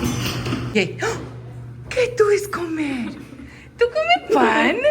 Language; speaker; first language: Spanish; non-native, learner; English